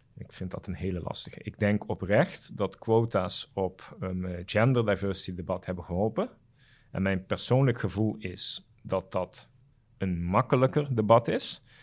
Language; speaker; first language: Dutch; non-native, local second language; Papiamento